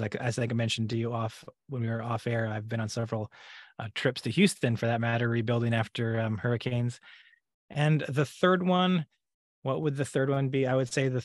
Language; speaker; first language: English; native; English